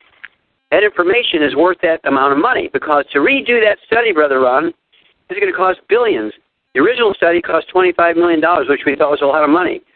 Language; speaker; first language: English; native; English